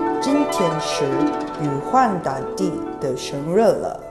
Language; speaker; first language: Chinese; non-native, learner; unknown